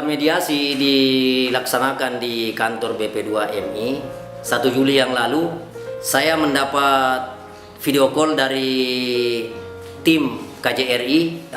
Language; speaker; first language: Indonesian; non-native, local second language; Buginese